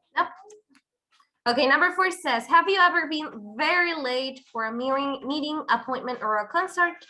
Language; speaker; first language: English; non-native, fluent; Spanish